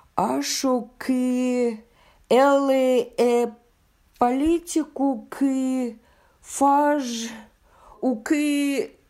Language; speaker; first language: Portuguese; non-native, learner; Russian